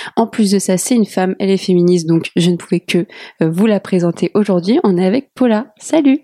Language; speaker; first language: French; native; French